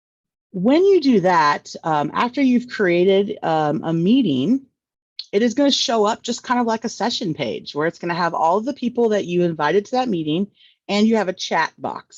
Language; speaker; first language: English; native; English